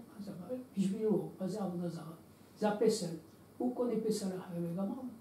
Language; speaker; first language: Hebrew; non-native, fluent; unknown